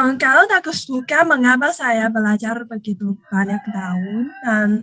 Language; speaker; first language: Indonesian; non-native, learner; Chinese